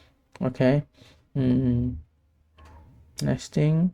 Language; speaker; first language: English; non-native, learner; Vietnamese